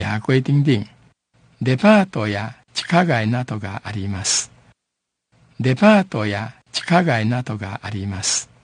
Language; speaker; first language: Japanese; non-native, fluent; Min Nan Chinese